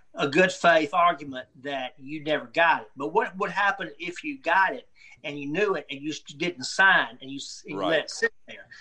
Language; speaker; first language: English; native; English